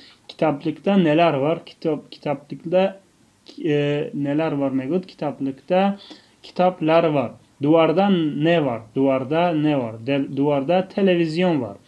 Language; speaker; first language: Turkish; non-native, fluent; Tajik